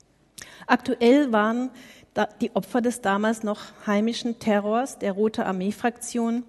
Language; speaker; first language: German; native; German